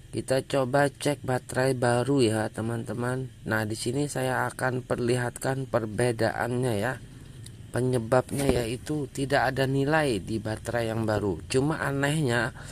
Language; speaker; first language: Indonesian; native; Indonesian